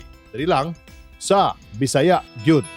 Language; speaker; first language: Cebuano; native; Cebuano